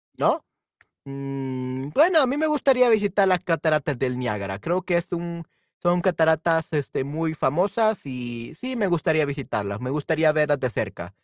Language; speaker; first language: Spanish; native; Spanish